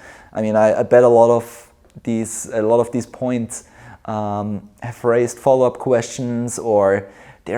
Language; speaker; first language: English; non-native, fluent; German